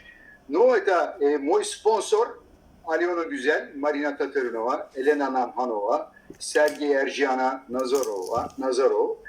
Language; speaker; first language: Russian; non-native, learner; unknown